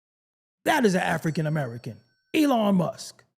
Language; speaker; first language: English; native; English